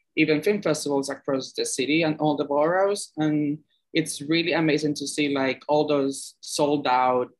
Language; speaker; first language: English; non-native, fluent; Spanish